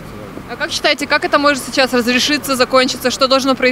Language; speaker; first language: Russian; native; Russian